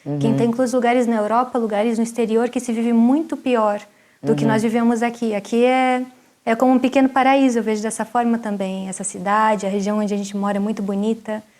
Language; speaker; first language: Portuguese; native; Portuguese